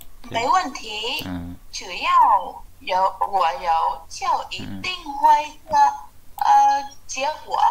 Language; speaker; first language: Chinese; non-native, learner; Vietnamese